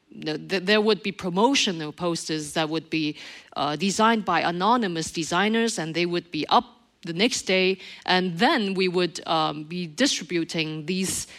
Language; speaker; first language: English; native; English